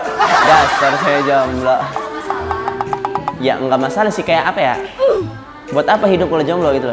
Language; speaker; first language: Indonesian; native; Indonesian